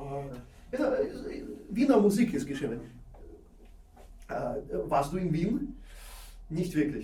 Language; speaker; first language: German; non-native, fluent; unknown